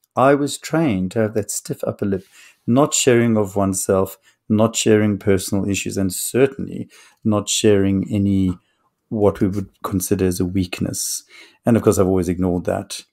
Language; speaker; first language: English; native; English